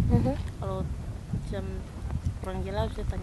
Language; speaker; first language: Indonesian; non-native, learner; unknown